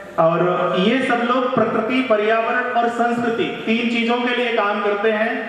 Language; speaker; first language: Hindi; native; Hindi